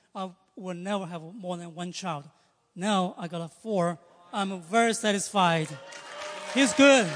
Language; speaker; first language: English; non-native, learner; Chinese